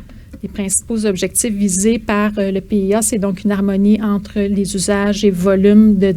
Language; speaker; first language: French; native; French